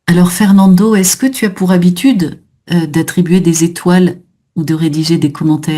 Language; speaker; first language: French; native; French